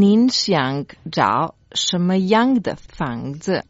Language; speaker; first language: Chinese; non-native, learner; Croatian